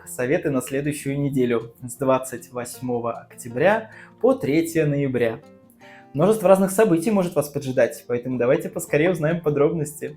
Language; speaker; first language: Russian; native; Russian